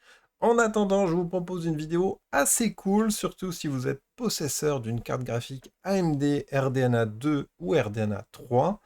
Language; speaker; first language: French; native; French